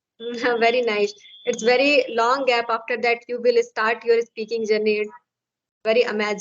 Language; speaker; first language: English; non-native, learner; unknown